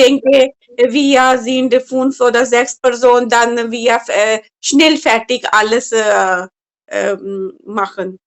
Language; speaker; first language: German; non-native, learner; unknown